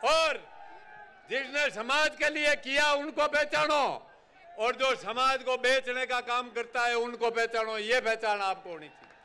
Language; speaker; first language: Hindi; native; Hindi